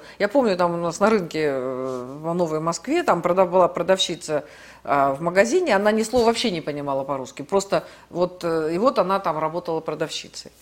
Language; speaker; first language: Russian; native; Russian